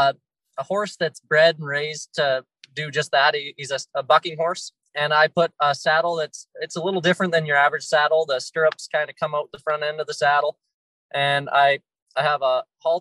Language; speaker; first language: English; native; English